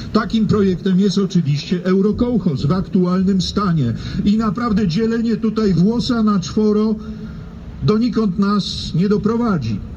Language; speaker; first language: Polish; native; Polish